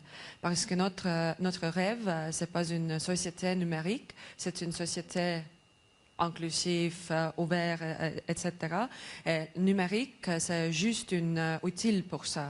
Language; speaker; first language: French; non-native, learner; Estonian